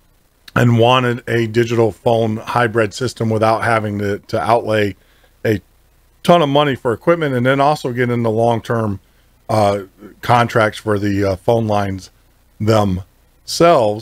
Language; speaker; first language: English; native; English